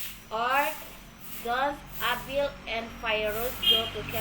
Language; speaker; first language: English; non-native, learner; Indonesian